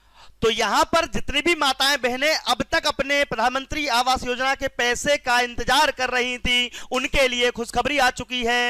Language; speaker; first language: Hindi; native; Hindi